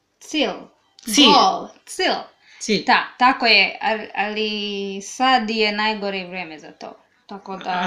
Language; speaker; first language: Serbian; non-native, learner; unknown